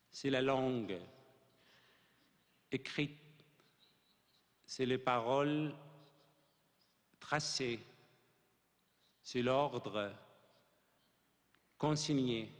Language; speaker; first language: French; non-native, fluent; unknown